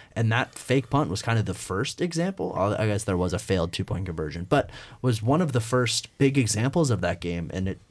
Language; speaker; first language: English; native; English